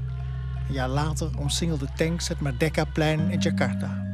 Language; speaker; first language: Dutch; native; Dutch